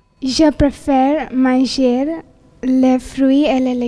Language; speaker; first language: French; non-native, learner; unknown